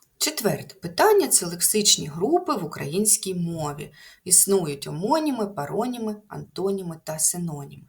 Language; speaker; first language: Ukrainian; native; Ukrainian